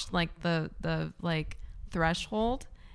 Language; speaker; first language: English; native; English